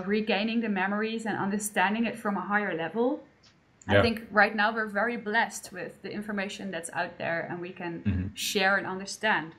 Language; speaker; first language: English; non-native, fluent; Dutch